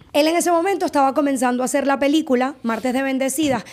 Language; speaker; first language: Spanish; native; Spanish